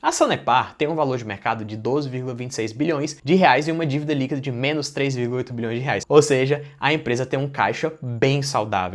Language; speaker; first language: Portuguese; native; Portuguese